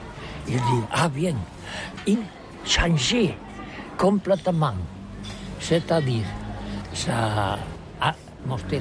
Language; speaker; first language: French; non-native, learner; Catalan